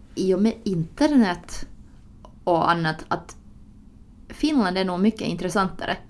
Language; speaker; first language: Swedish; early bilingual, other home language; Finnish